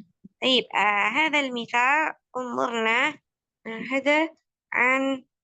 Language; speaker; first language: Arabic; non-native, fluent; Indonesian